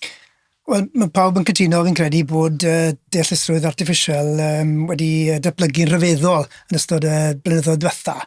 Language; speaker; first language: Welsh; native; Welsh